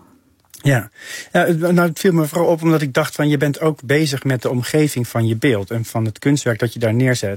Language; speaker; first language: Dutch; native; Dutch